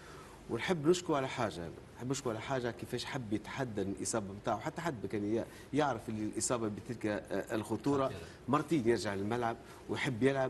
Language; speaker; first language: Arabic; native; Arabic